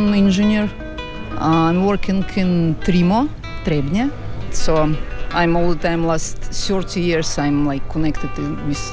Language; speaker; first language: English; non-native, fluent; Russian